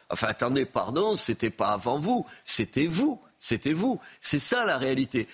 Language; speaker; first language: French; native; French